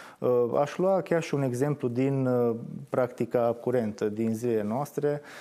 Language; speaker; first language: Romanian; non-native, local second language; Hungarian